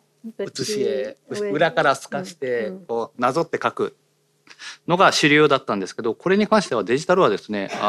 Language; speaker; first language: Japanese; native; Japanese